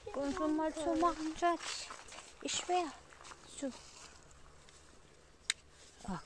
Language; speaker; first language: German; non-native, learner; Filipino